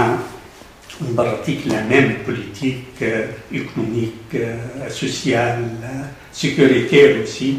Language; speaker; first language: French; non-native, fluent; Arabic